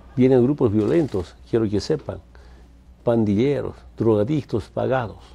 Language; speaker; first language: Spanish; non-native, local second language; Aymara